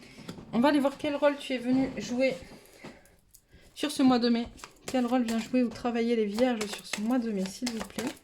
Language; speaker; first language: French; native; French